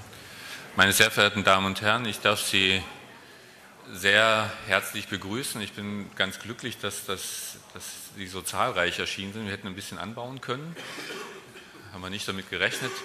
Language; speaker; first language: German; native; German